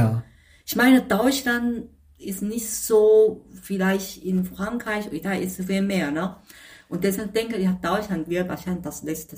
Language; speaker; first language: German; non-native, fluent; Chinese